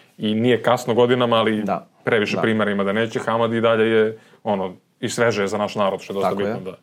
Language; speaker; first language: Serbian; native; Serbian